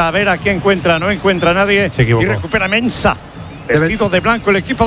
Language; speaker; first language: Spanish; native; Spanish